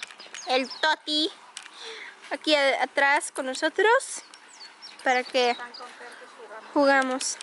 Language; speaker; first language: Spanish; early bilingual, heritage; Spanish